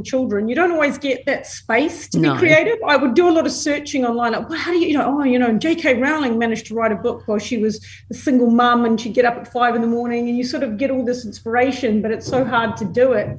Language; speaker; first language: English; native; English